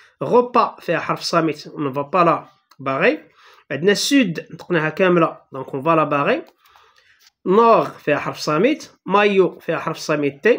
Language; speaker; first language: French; non-native, local second language; Arabic